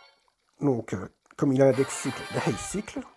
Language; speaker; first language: French; native; French